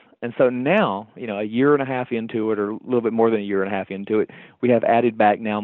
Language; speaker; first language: English; native; English